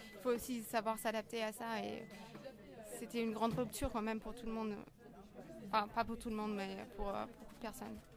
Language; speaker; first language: French; non-native, fluent; German